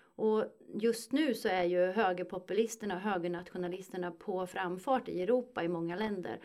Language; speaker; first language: Swedish; native; Swedish